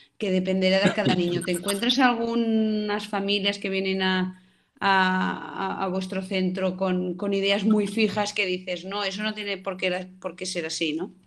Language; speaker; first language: Spanish; non-native, local second language; Catalan